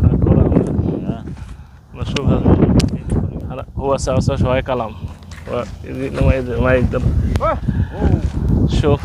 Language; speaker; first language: Arabic; non-native, learner; Bangla